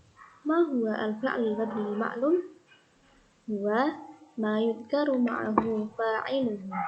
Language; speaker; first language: Arabic; non-native, fluent; Indonesian